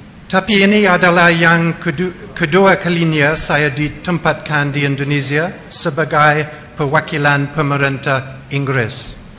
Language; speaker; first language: Indonesian; non-native, learner; English